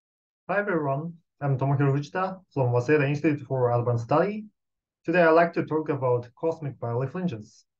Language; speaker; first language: English; non-native, fluent; Japanese